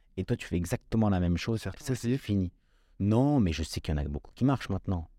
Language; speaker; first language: French; early bilingual, other home language; Kabyle